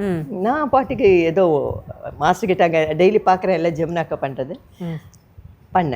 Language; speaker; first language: Tamil; non-native, local second language; Telugu